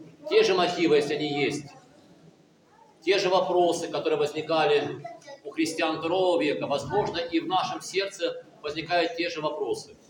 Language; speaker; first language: Russian; native; Russian